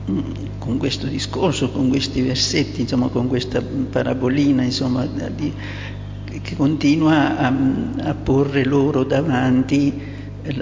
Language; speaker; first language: Italian; native; Italian